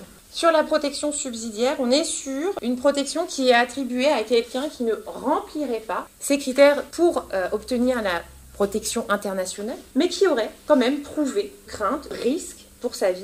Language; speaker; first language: French; native; French